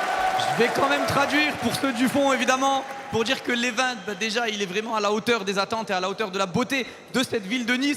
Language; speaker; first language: French; native; French